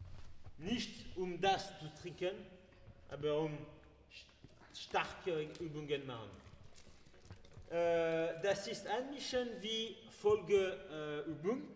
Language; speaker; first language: German; non-native, learner; French